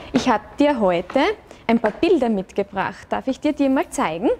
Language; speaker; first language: German; native; German